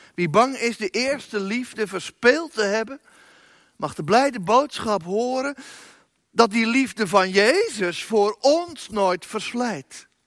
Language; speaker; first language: Dutch; native; Dutch